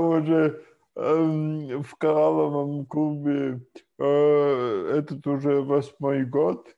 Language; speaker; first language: Russian; non-native, local second language; Latvian